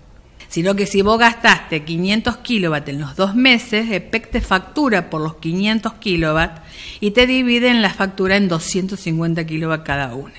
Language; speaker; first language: Spanish; native; Spanish